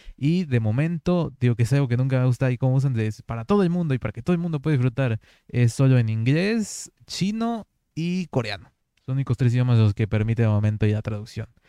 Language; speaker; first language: Spanish; native; Spanish